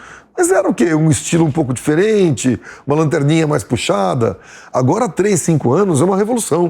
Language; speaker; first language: Portuguese; native; Portuguese